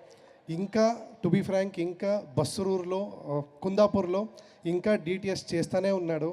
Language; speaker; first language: Telugu; non-native, learner; Kannada